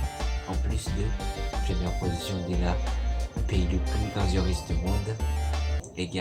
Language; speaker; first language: French; non-native, local second language; Malagasy